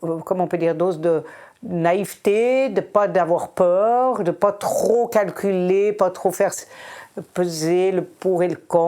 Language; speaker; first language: French; native; French